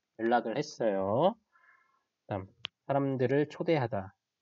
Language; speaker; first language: Korean; native; Korean